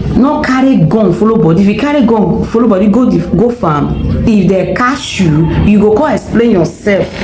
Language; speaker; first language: Nigerian Pidgin; non-native, local second language; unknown